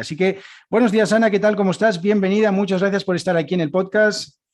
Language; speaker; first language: Spanish; native; Spanish